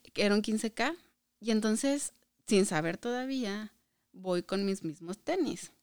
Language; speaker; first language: Spanish; native; Spanish